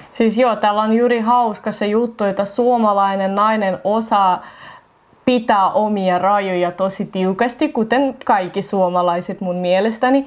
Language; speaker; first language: Finnish; non-native, fluent; Russian